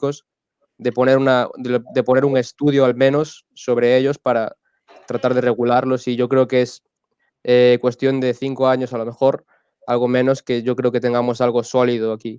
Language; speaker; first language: Spanish; native; Spanish